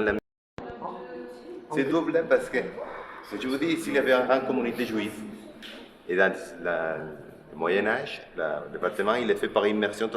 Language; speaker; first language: French; non-native, local second language; Catalan